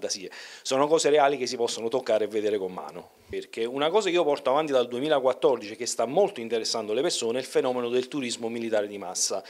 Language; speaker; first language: Italian; native; Italian